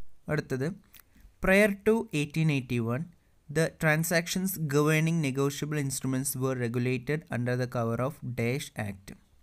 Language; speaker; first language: English; non-native, local second language; Malayalam